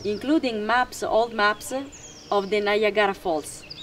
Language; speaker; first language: English; non-native, fluent; Italian